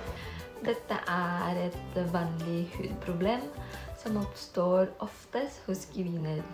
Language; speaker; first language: Norwegian; non-native, fluent; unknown